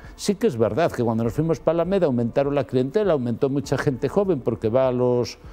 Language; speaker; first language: Spanish; native; Spanish